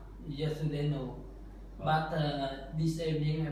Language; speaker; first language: English; non-native, learner; Khmer